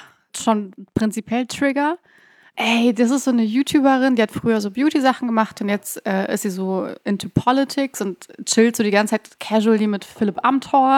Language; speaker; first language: German; early bilingual, other home language; Persian